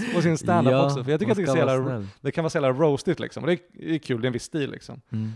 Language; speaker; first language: Swedish; native; Swedish